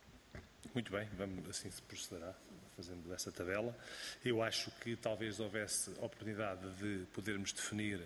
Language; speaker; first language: Portuguese; native; Portuguese